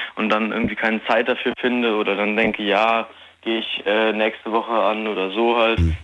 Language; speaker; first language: German; native; German